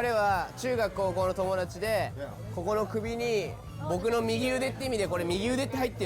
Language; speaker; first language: Japanese; native; Japanese